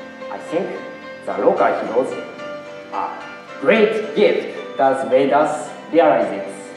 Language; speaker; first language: English; non-native, learner; Japanese